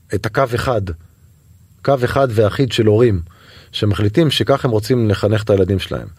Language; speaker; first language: Hebrew; native; Hebrew